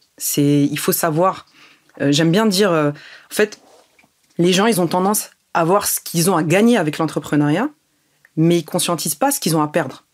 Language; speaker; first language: French; early bilingual, other home language; Arabic